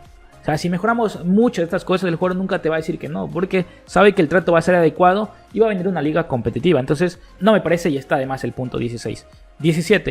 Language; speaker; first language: Spanish; native; Spanish